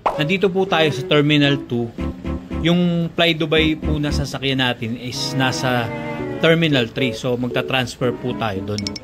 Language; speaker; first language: Filipino; native; Filipino